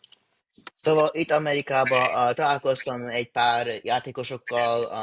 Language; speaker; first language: Hungarian; early bilingual, heritage; English